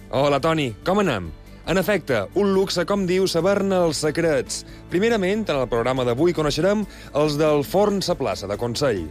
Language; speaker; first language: Catalan; native; Catalan